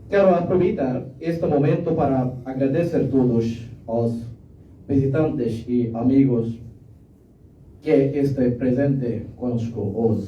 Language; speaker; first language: Portuguese; non-native, learner; Bangla